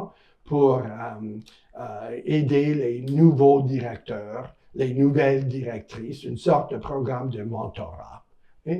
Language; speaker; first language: French; non-native, local second language; English